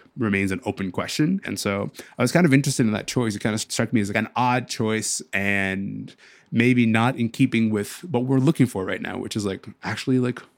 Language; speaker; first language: English; early bilingual, other home language; Arabic